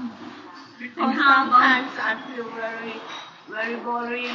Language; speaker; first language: English; non-native, learner; Thai